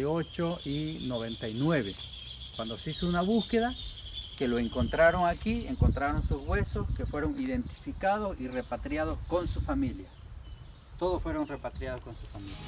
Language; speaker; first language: Spanish; native; Spanish